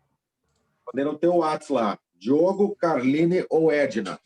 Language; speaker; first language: Portuguese; native; Portuguese